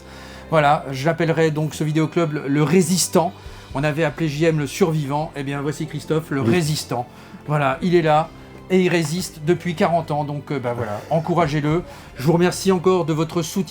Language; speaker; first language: French; native; French